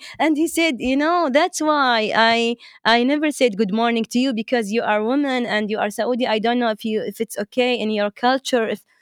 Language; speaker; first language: English; non-native, fluent; Arabic